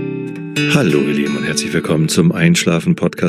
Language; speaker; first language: German; native; German